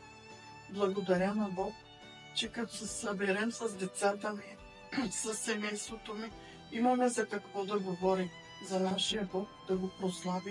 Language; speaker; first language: Bulgarian; non-native, local second language; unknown